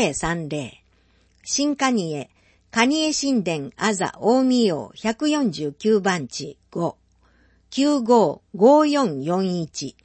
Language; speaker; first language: Japanese; native; Japanese